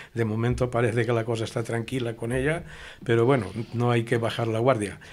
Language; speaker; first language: Spanish; native; Spanish